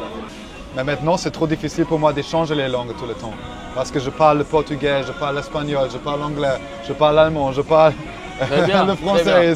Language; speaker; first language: French; non-native, learner; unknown